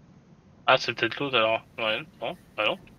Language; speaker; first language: French; native; French